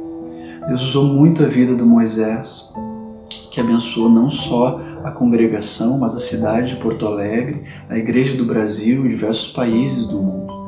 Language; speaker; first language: Portuguese; native; Portuguese